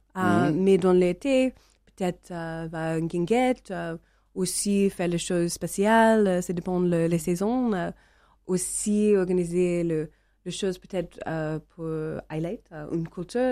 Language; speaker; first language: French; non-native, learner; English